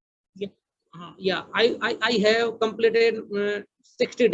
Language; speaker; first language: English; non-native, learner; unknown